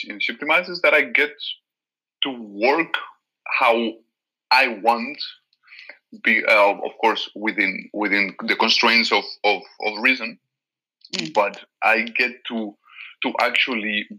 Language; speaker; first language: English; non-native, fluent; Catalan